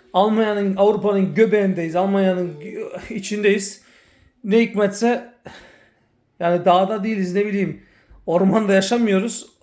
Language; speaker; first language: Turkish; early bilingual, heritage; Turkish